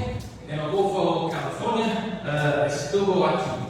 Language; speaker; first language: Spanish; non-native, learner; English